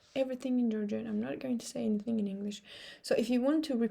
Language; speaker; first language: English; non-native, fluent; Georgian